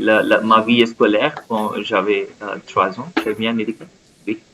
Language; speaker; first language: French; non-native, fluent; Hindi